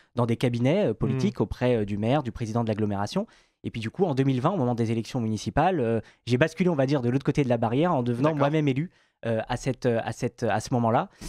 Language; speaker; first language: French; native; French